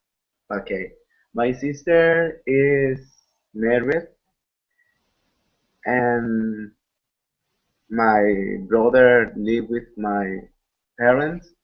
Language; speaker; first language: English; non-native, learner; Spanish